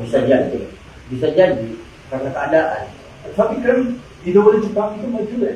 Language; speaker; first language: Indonesian; non-native, fluent; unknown